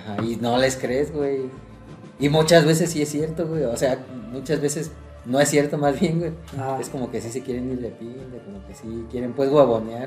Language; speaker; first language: Spanish; native; Spanish